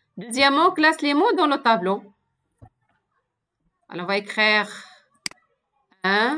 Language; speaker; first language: French; non-native, local second language; Arabic